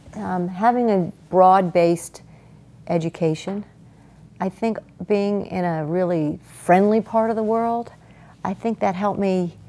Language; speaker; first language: English; native; English